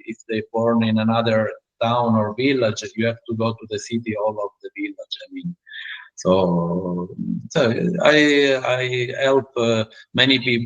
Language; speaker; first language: English; non-native, learner; Italian